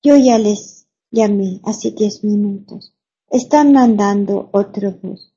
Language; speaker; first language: Spanish; non-native, learner; German